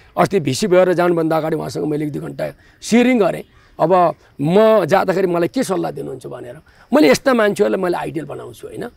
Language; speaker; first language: Nepali; native; Nepali